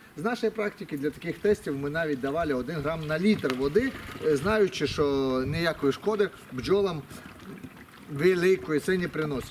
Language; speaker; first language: Ukrainian; non-native, local second language; Russian